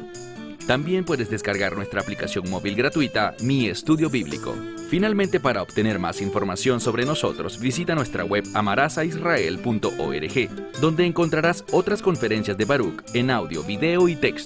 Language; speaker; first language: Spanish; native; Spanish